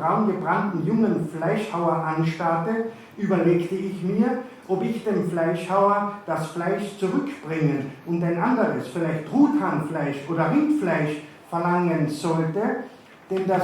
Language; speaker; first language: German; native; German